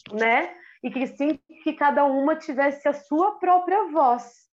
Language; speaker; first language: Portuguese; native; Portuguese